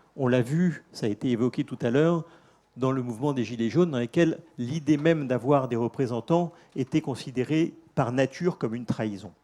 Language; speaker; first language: French; native; French